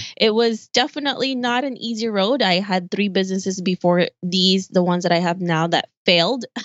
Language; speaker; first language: English; early bilingual, other home language; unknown